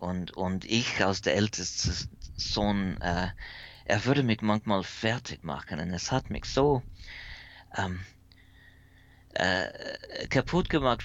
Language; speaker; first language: German; early bilingual, heritage; English